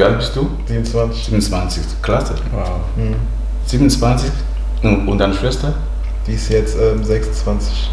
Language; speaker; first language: German; early bilingual, other home language; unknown